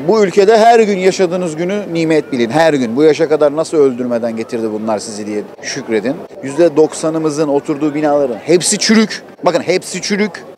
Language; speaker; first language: Turkish; native; Turkish